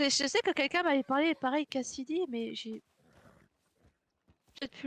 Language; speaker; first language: French; native; French